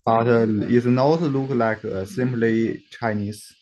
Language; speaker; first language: English; non-native, learner; Chinese